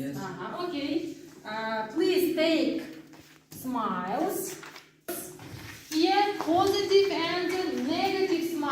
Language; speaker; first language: English; non-native, learner; Kazakh